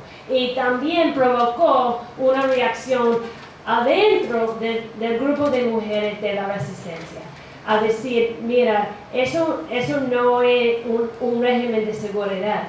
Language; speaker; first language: Spanish; non-native, fluent; English